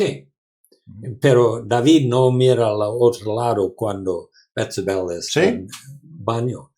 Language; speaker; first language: Spanish; non-native, learner; English